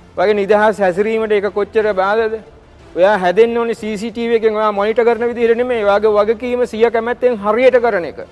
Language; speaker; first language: Sinhala; native; Sinhala